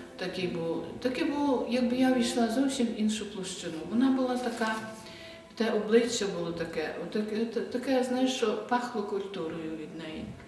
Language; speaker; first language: Ukrainian; native; Ukrainian